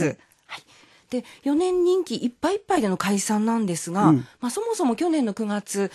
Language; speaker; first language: Japanese; native; Japanese